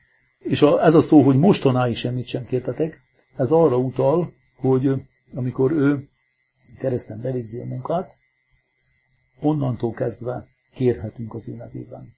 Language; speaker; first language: Hungarian; native; Hungarian